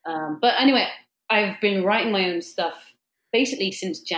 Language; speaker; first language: English; native; English